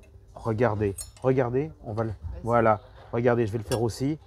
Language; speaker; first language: French; native; French